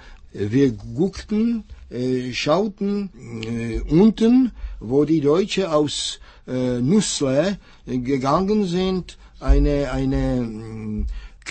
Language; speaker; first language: German; non-native, fluent; Czech